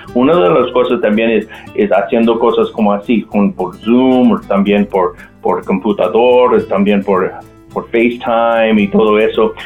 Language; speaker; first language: Spanish; non-native, local second language; English